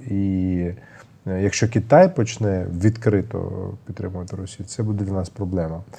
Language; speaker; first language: Ukrainian; non-native, local second language; Russian